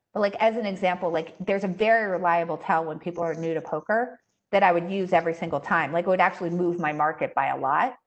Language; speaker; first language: English; native; English